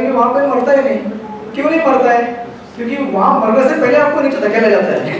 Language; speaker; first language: Hindi; non-native, local second language; Marathi